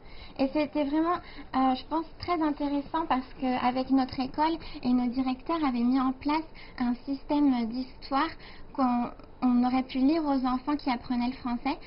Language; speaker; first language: French; native; French